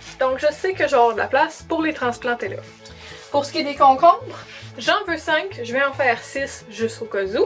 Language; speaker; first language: French; native; French